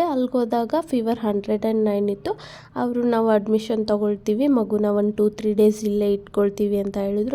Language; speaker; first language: Kannada; native; Kannada